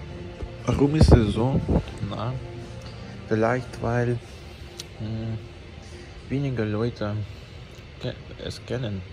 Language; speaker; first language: German; non-native, learner; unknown